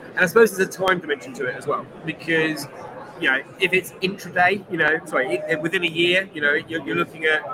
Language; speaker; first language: English; native; English